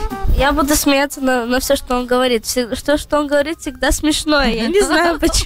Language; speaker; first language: Russian; early bilingual, heritage; Russian